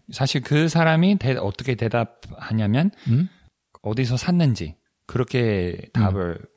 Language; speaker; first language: Korean; non-native, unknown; English